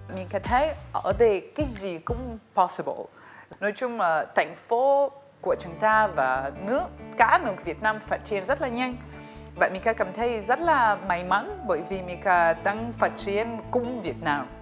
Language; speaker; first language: Vietnamese; non-native, fluent; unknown